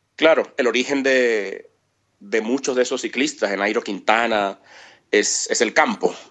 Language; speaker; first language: Spanish; native; Spanish